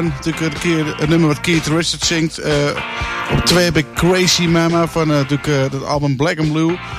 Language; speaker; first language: Dutch; native; Dutch